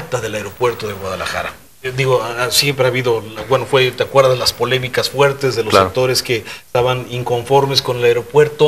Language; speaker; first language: Spanish; native; Spanish